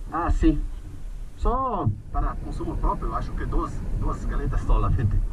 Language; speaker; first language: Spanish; non-native, learner; Portuguese